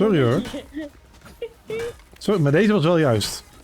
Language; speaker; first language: Dutch; native; Dutch